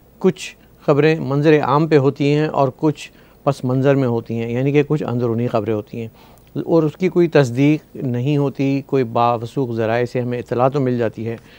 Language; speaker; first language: Urdu; native; Urdu